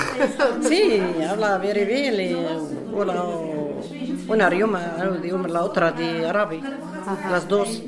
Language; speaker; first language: Spanish; non-native, learner; Berber languages